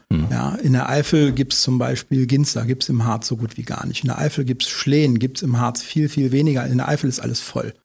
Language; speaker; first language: German; native; German